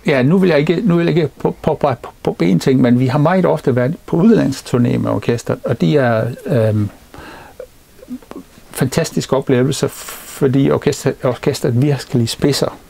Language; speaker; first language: Danish; non-native, fluent; English